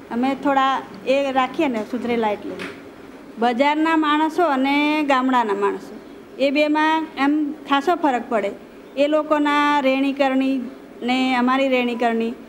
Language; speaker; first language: Gujarati; non-native, local second language; Rathawi